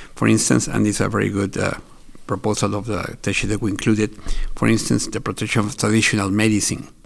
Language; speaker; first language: English; non-native, fluent; Spanish